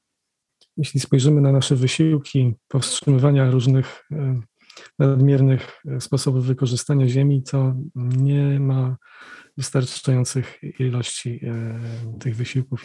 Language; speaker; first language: Polish; native; Polish